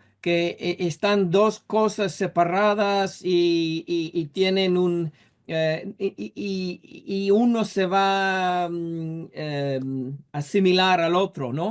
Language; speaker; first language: Spanish; non-native, fluent; English